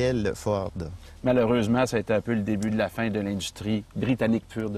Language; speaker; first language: French; native; French